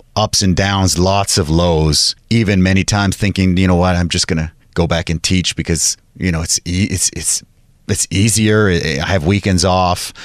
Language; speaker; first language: English; native; English